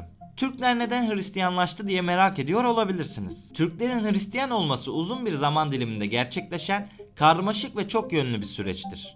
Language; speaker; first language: Turkish; native; Turkish